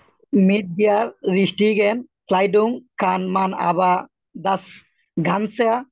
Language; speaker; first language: German; non-native, learner; Bangla